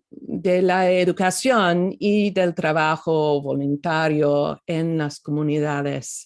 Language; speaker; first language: Spanish; non-native, fluent; English